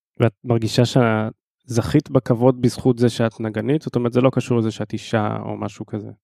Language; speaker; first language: Hebrew; native; Hebrew